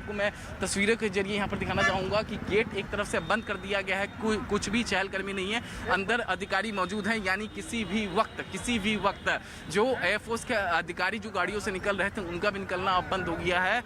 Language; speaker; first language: Hindi; native; Hindi